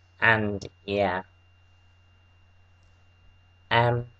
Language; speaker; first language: English; native; English